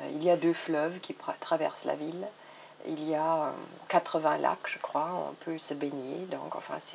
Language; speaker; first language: French; non-native, fluent; German